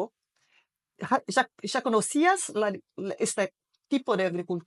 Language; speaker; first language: Spanish; non-native, fluent; Portuguese